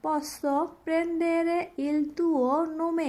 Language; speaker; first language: Italian; non-native, fluent; Bangla